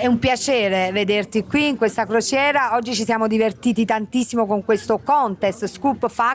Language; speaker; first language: Italian; native; Italian